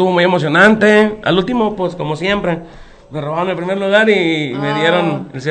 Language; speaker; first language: Spanish; native; Spanish